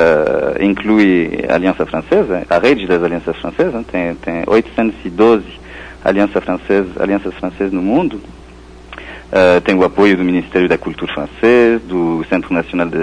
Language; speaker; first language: Portuguese; non-native, fluent; French